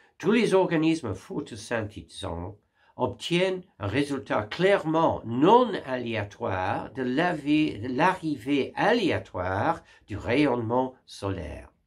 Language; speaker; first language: French; non-native, fluent; English